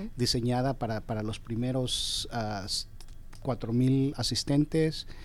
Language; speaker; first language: Spanish; early bilingual, heritage; Spanish